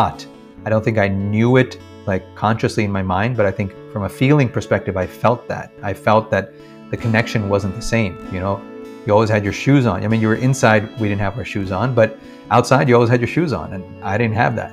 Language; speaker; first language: English; early bilingual, other home language; Malayalam